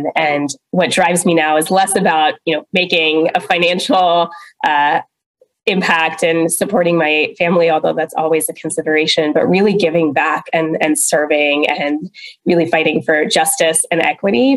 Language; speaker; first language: English; native; English